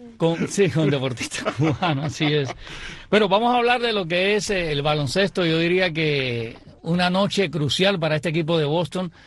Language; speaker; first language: Spanish; native; Spanish